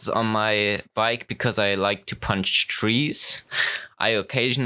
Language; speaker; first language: English; non-native, fluent; German